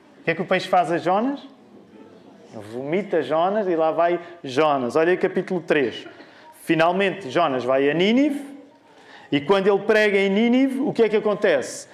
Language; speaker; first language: Portuguese; native; Portuguese